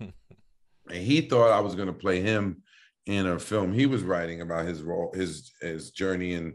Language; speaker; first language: English; native; English